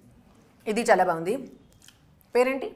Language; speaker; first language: Telugu; non-native, learner; Hindi